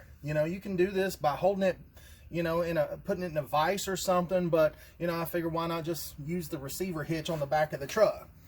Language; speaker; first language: English; native; English